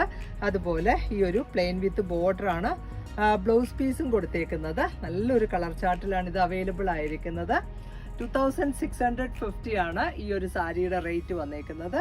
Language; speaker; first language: Malayalam; native; Malayalam